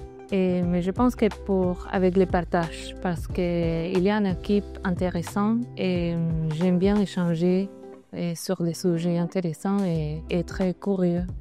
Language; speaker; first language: French; non-native, fluent; Spanish